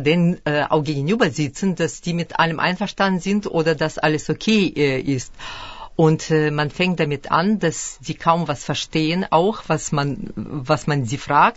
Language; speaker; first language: German; early bilingual, other home language; Russian